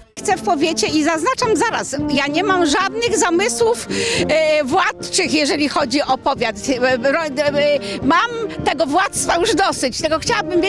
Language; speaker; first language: Polish; native; Polish